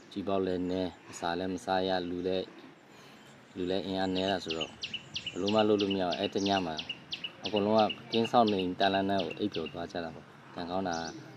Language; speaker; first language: Burmese; native; Burmese